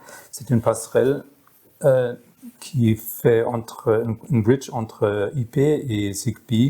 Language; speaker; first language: French; non-native, fluent; German